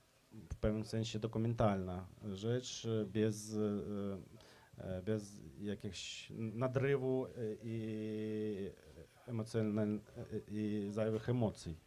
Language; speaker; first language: Polish; non-native, fluent; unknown